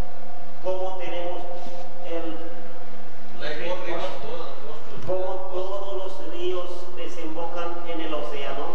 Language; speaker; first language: Spanish; non-native, learner; Gujarati